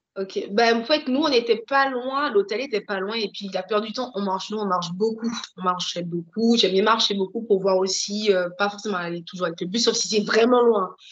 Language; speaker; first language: French; native; French